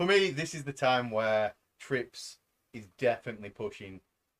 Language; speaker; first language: English; native; English